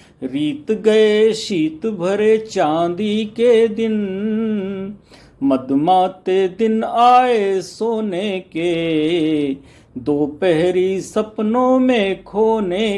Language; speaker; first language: Hindi; native; Hindi